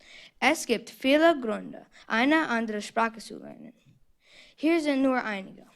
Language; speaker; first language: German; non-native, learner; English